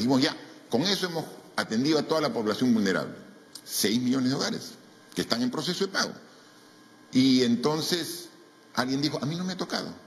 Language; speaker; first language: Spanish; native; Spanish